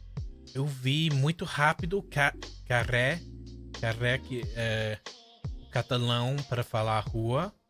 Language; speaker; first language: Portuguese; non-native, fluent; English